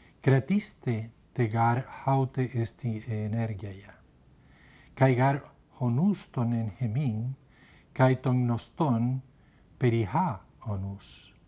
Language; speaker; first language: Greek; non-native, fluent; Spanish